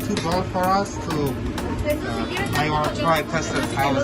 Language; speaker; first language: English; non-native, learner; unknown